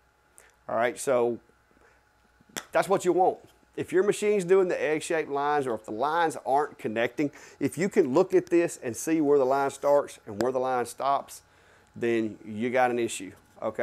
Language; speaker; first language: English; native; English